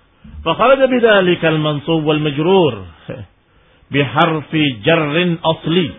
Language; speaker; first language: Arabic; non-native, fluent; Indonesian